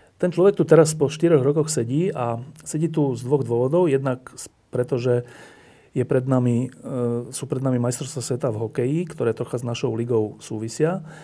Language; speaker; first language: Slovak; native; Slovak